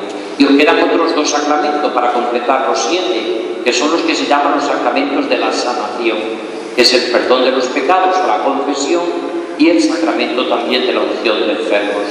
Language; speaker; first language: Spanish; native; Spanish